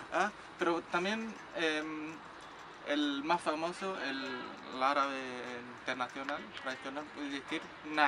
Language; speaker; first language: Spanish; non-native, local second language; Arabic